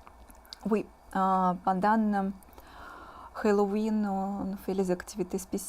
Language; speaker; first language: French; non-native, fluent; Russian